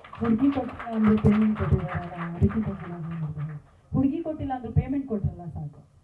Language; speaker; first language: Kannada; native; Kannada